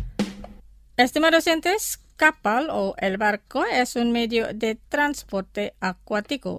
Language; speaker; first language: Spanish; non-native, fluent; Indonesian